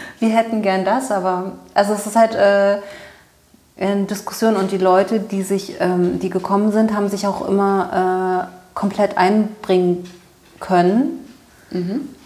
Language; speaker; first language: German; native; German